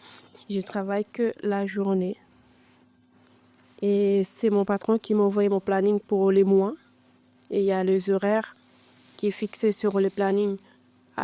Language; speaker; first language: French; non-native, learner; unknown